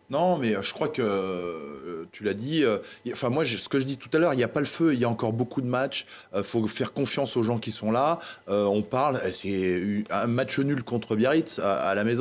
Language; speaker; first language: French; native; French